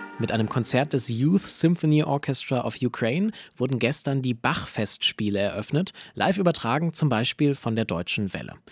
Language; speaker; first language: German; native; German